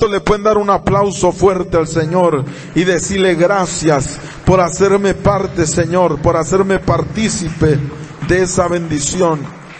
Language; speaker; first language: Spanish; native; Spanish